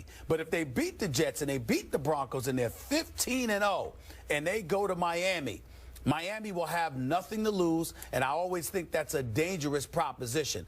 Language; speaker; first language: English; native; English